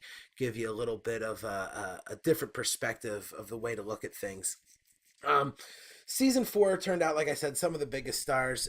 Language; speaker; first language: English; native; English